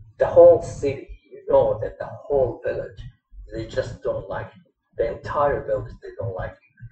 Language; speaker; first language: English; non-native, fluent; Arabic